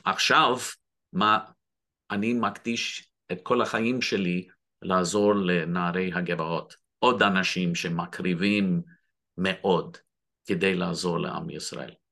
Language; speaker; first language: Hebrew; non-native, fluent; English